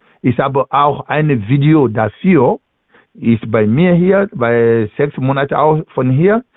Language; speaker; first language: German; non-native, learner; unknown